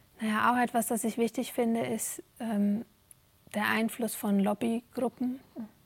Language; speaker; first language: German; native; German